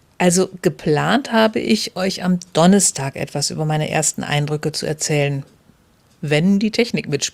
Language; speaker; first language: German; native; German